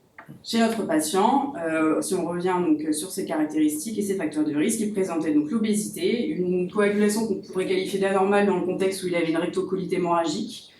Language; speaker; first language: French; native; French